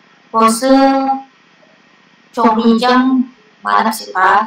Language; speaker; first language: Korean; non-native, learner; Indonesian